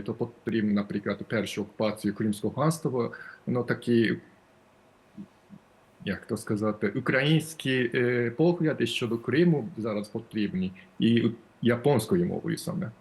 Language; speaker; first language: Ukrainian; non-native, fluent; Japanese